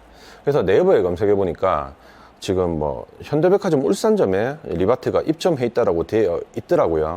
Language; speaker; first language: Korean; native; Korean